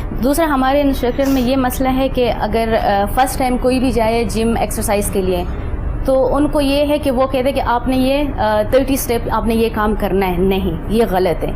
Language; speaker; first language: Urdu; non-native, local second language; Pashto